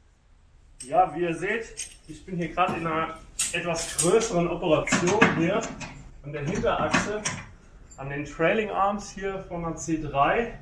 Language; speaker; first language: German; native; German